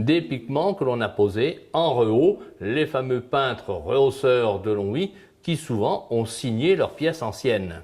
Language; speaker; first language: French; native; French